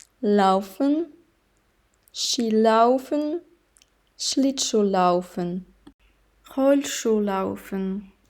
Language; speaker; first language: German; non-native, fluent; Ukrainian